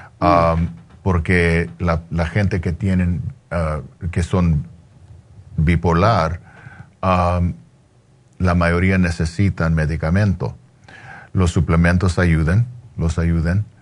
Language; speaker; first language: Spanish; early bilingual, heritage; Spanish